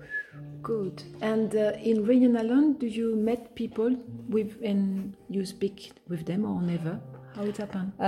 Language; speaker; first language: English; non-native, fluent; French